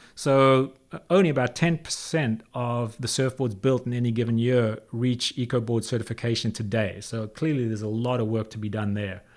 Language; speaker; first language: English; native; English